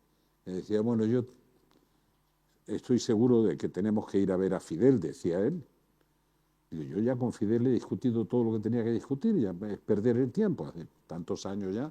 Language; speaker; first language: Spanish; native; Spanish